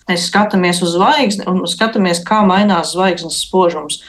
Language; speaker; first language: Latvian; native; Latvian